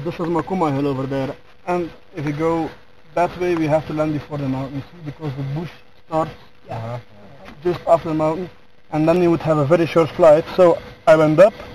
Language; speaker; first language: English; non-native, fluent; Dutch